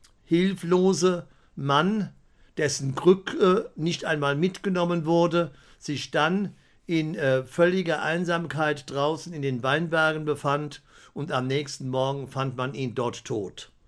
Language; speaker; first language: German; native; German